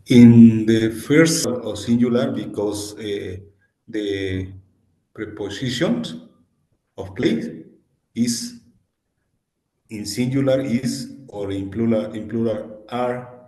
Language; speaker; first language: English; non-native, learner; Spanish